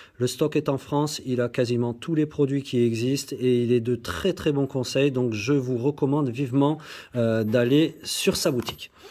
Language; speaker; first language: French; native; French